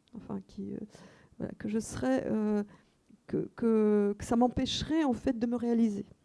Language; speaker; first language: French; non-native, fluent; Russian